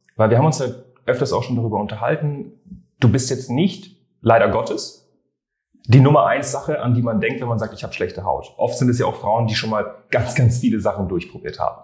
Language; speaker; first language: German; non-native, fluent; French